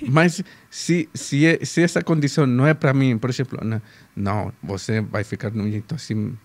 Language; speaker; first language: Portuguese; non-native, fluent; Spanish